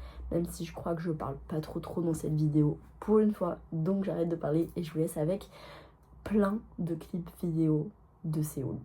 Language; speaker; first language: French; native; French